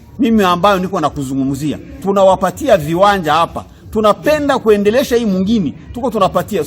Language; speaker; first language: Swahili; non-native, local second language; Kinyarwanda